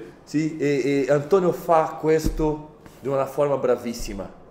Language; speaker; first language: Italian; non-native, fluent; Portuguese